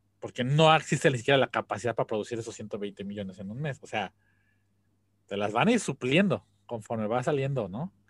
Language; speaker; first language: Spanish; native; Spanish